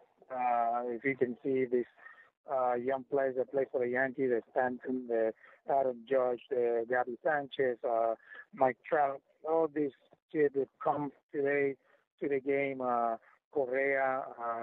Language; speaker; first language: English; non-native, fluent; Spanish